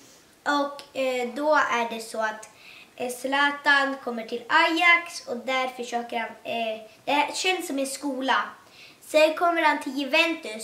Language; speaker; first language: Swedish; early bilingual, other home language; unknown